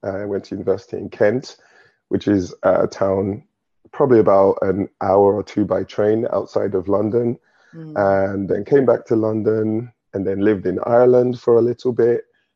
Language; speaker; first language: English; native; English